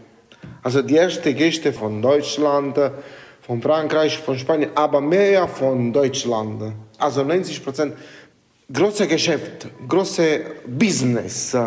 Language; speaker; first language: German; non-native, learner; Italian